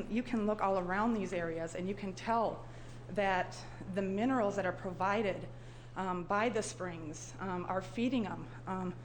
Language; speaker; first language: English; native; English